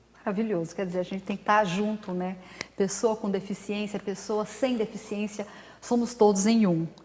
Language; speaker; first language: Portuguese; native; Portuguese